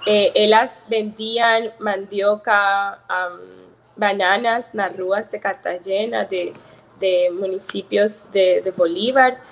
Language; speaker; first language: Portuguese; non-native, learner; Spanish